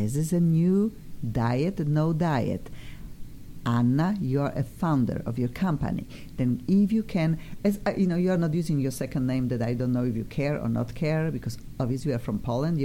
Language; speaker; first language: English; non-native, fluent; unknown